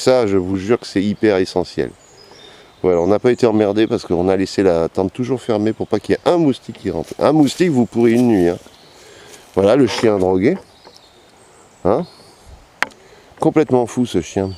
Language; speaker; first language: French; native; French